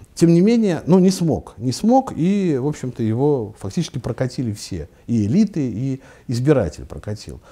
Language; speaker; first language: Russian; native; Russian